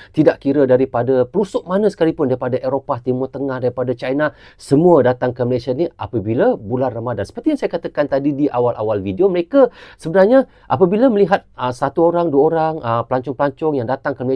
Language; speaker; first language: Malay; native; Malay